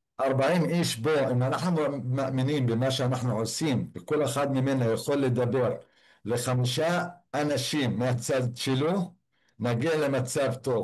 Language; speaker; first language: Hebrew; non-native, local second language; Arabic